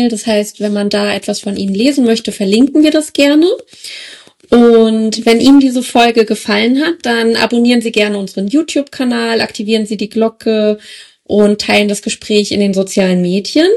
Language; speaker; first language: German; native; German